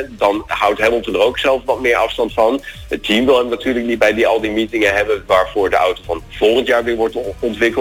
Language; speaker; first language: Dutch; native; Dutch